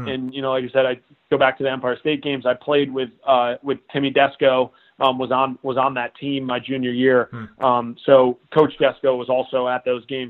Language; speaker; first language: English; native; English